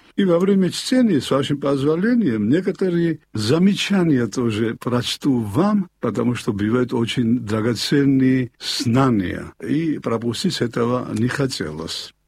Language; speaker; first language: Russian; non-native, local second language; Georgian